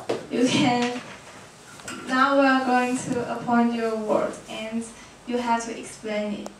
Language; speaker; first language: English; non-native, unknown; Chinese